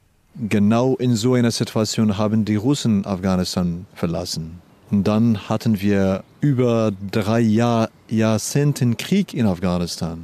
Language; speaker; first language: German; non-native, fluent; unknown